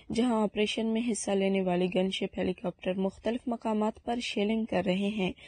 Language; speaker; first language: Urdu; non-native, local second language; Baluchi